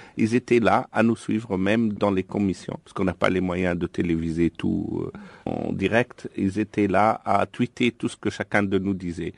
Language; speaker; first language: French; non-native, local second language; Arabic